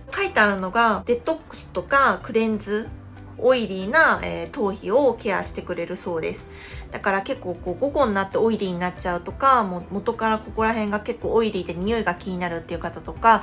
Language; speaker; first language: Japanese; non-native, fluent; Korean